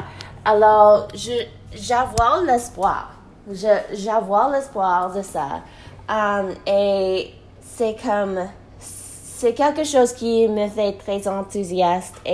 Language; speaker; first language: French; non-native, learner; English